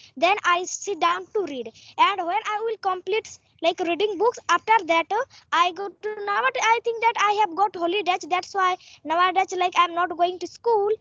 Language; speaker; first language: English; non-native, learner; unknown